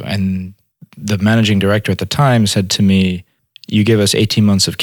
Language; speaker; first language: English; native; English